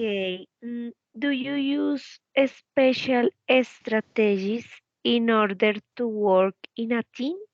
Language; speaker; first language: English; non-native, learner; Spanish